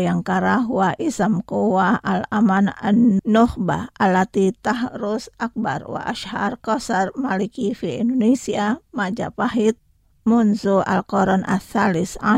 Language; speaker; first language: Arabic; non-native, fluent; Indonesian